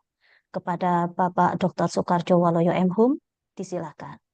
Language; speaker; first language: Indonesian; native; Indonesian